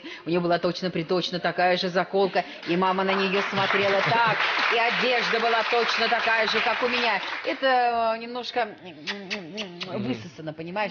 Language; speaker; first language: Russian; native; Russian